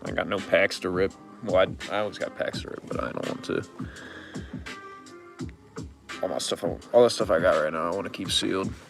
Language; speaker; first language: English; native; English